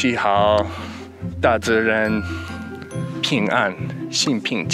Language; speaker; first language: Chinese; non-native, learner; English